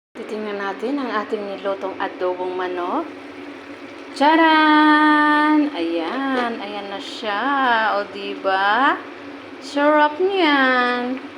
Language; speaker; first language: Filipino; non-native, local second language; Hiligaynon